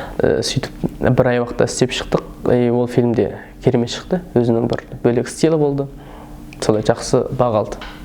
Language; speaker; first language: Kazakh; early bilingual, heritage; Kazakh